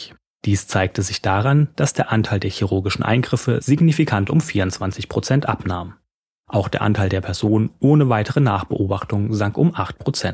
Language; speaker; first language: German; native; German